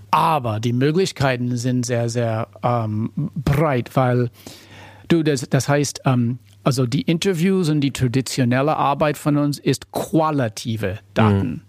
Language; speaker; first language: German; non-native, fluent; English